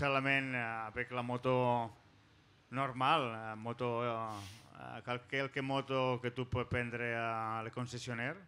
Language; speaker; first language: French; non-native, learner; Spanish